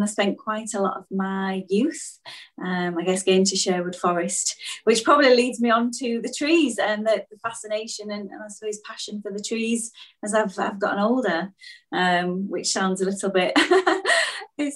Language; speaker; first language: English; native; English